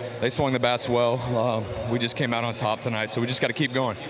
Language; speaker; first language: English; native; English